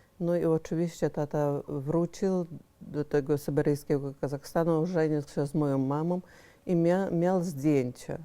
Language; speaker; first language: Polish; early bilingual, heritage; Polish